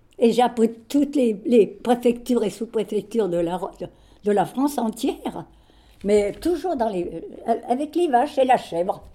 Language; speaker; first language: French; native; French